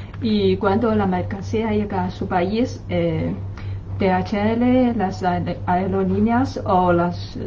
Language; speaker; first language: Spanish; non-native, learner; Chinese